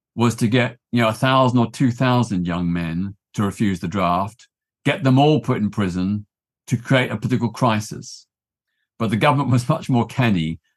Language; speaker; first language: English; native; English